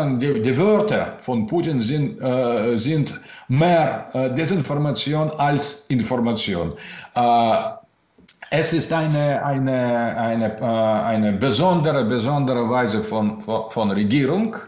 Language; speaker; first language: German; non-native, learner; Russian